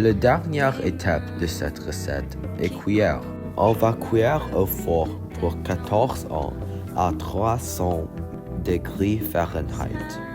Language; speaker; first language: French; non-native, learner; English